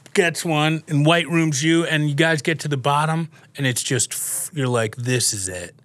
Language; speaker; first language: English; native; English